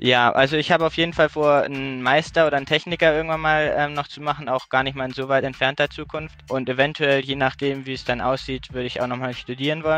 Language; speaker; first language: German; native; German